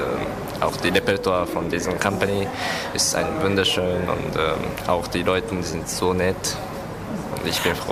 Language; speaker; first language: German; non-native, learner; Japanese